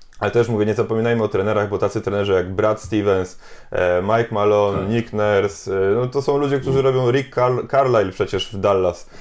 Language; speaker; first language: Polish; native; Polish